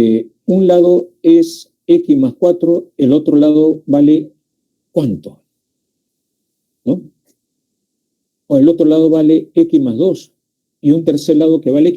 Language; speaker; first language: Spanish; native; Spanish